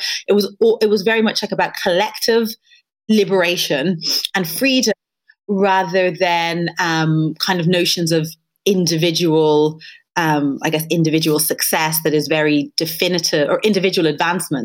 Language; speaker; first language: English; native; English